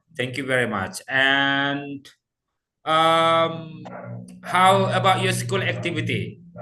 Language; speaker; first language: English; non-native, fluent; Indonesian